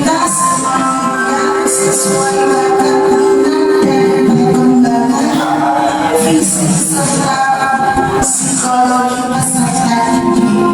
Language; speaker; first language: Indonesian; native; Indonesian